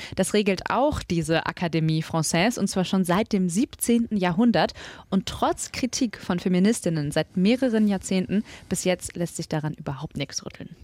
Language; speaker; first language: German; native; German